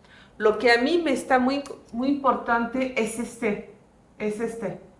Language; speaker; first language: Spanish; non-native, fluent; French